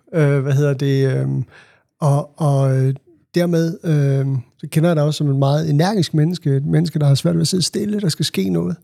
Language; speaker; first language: Danish; native; Danish